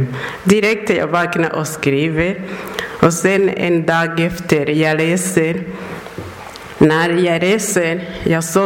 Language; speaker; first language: Swedish; non-native, learner; Persian